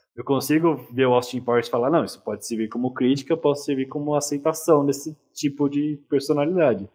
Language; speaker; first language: Portuguese; native; Portuguese